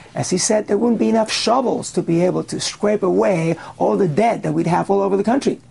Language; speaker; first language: English; non-native, fluent; Spanish